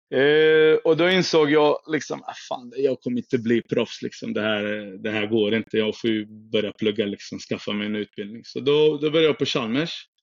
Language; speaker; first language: Swedish; early bilingual, other home language; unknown